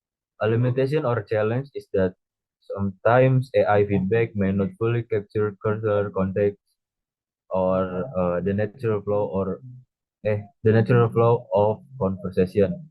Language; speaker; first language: English; non-native, fluent; Indonesian